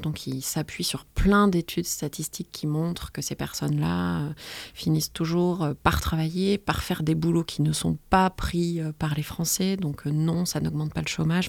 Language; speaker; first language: French; native; French